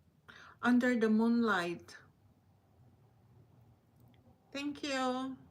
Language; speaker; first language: English; non-native, learner; Filipino